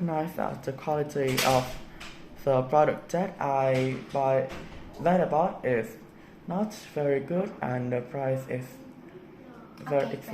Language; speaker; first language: English; non-native, learner; Vietnamese